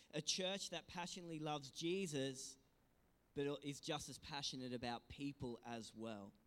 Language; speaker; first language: English; native; English